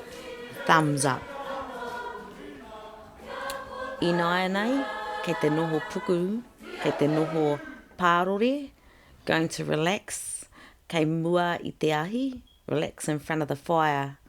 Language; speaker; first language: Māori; non-native, local second language; English